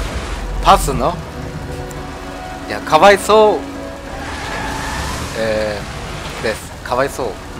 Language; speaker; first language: Japanese; non-native, learner; German